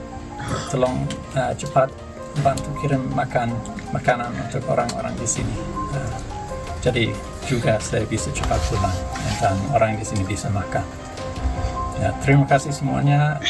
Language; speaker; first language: Indonesian; non-native, learner; English